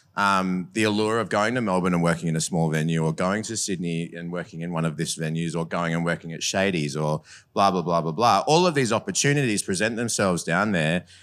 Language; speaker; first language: English; native; English